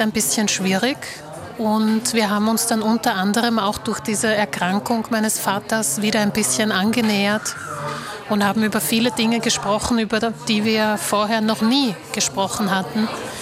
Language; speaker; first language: German; early bilingual, other home language; Slovak